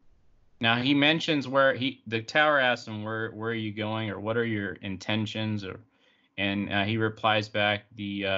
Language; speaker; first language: English; native; English